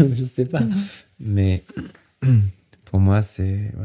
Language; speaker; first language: French; native; French